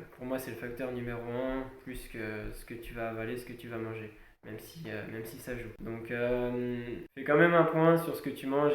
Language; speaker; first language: French; native; French